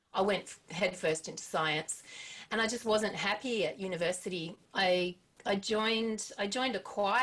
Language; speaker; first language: English; native; English